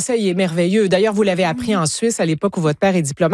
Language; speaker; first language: French; native; French